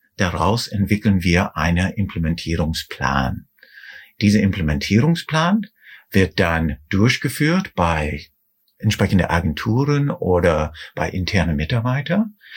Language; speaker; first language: German; non-native, fluent; English